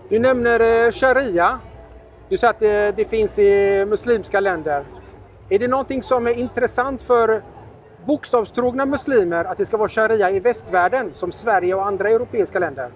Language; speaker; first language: Swedish; native; Swedish